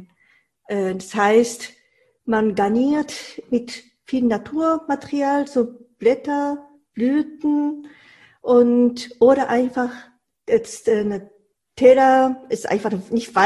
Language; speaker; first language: German; non-native, fluent; Japanese